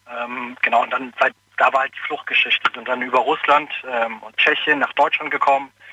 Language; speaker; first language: German; early bilingual, other home language; Persian